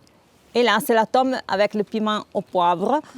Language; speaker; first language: French; non-native, local second language; Italian